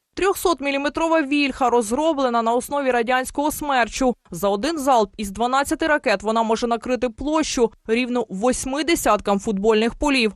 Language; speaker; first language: Ukrainian; native; Ukrainian